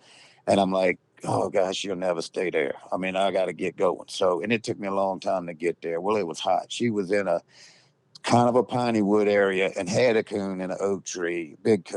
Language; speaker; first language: English; native; English